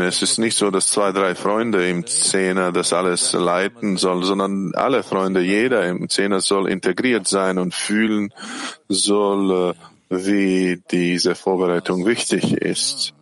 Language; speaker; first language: German; non-native, fluent; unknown